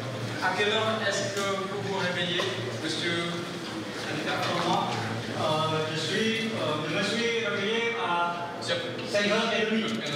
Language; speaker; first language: French; non-native, fluent; Indonesian